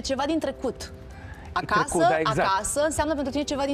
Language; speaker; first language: Romanian; native; Romanian